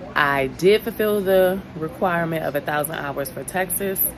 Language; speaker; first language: English; native; English